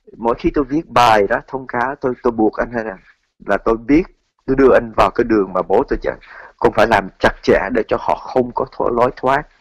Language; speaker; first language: Vietnamese; early bilingual, heritage; Vietnamese